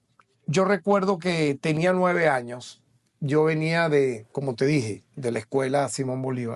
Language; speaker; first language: Spanish; native; Spanish